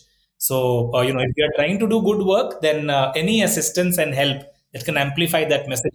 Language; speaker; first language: English; non-native, local second language; Hindi